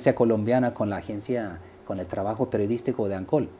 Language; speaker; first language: Spanish; non-native, fluent; Swedish